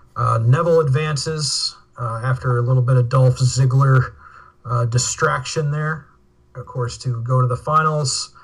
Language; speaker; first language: English; native; English